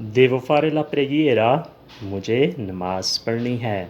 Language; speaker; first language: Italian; non-native, learner; Urdu